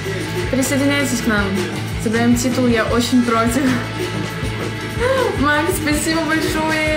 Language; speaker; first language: Russian; native; Russian